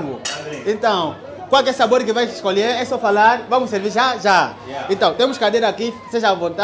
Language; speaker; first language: Portuguese; non-native, fluent; Vietnamese